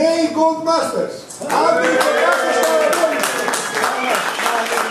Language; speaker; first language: Greek; native; Greek